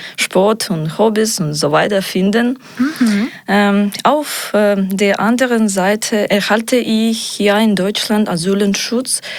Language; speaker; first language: German; non-native, learner; Ukrainian